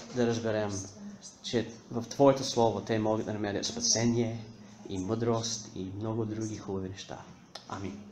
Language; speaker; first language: Bulgarian; non-native, fluent; English